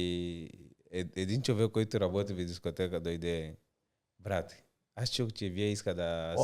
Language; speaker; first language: Bulgarian; non-native, learner; Portuguese